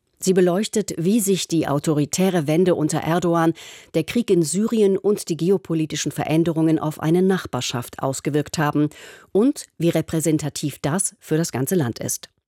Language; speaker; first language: German; native; German